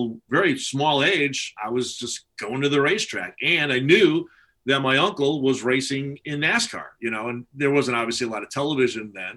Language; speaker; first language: English; native; English